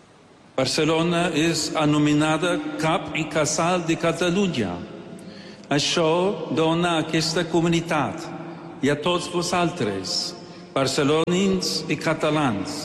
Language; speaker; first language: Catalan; non-native, learner; English